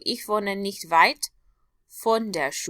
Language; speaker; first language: German; non-native, fluent; English